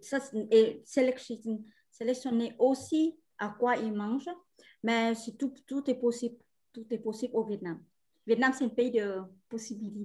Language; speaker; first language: French; non-native, fluent; Vietnamese